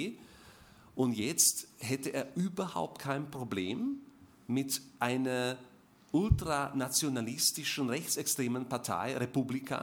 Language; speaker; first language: German; non-native, fluent; Slovak